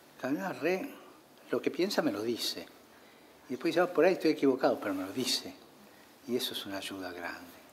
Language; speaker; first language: Spanish; native; Spanish